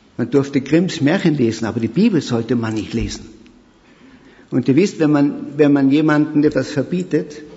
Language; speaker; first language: German; native; German